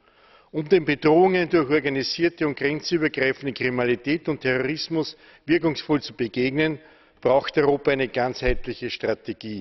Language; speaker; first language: German; native; German